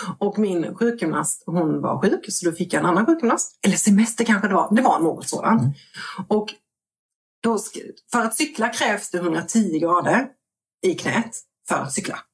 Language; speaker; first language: Swedish; native; Swedish